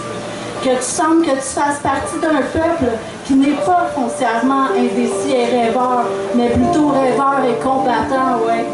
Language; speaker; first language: French; native; French